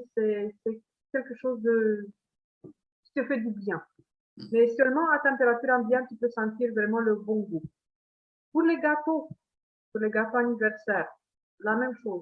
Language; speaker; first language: French; non-native, fluent; Italian